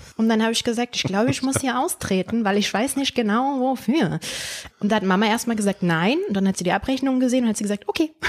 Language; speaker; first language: German; early bilingual, other home language; Polish